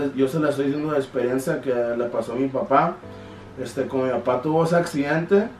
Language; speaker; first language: Spanish; early bilingual, heritage; Spanish